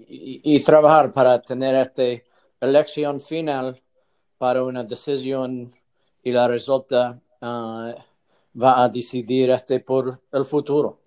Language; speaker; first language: Spanish; non-native, learner; English